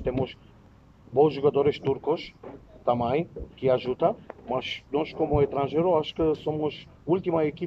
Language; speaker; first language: Portuguese; non-native, learner; Romanian